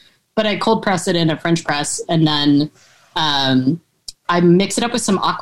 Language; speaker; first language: English; native; English